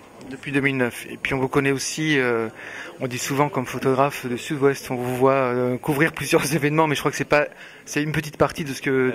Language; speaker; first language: French; native; French